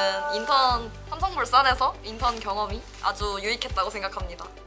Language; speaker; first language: Korean; native; Korean